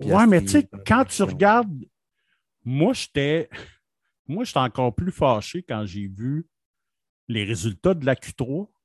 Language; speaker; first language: French; native; French